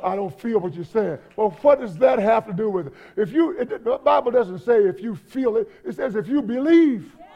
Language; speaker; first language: English; native; English